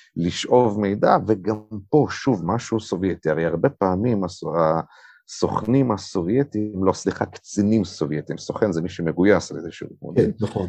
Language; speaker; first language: Hebrew; non-native, fluent; Russian